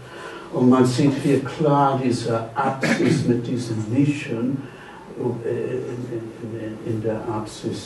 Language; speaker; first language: German; non-native, fluent; English